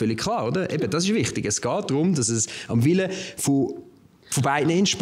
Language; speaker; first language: German; native; German